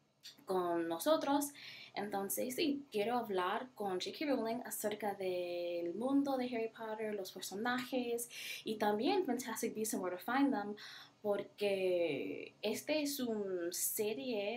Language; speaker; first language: Spanish; non-native, learner; English